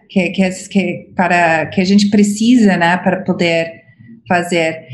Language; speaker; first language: Portuguese; non-native, fluent; English